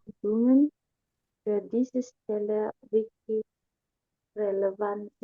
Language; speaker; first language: German; non-native, learner; Indonesian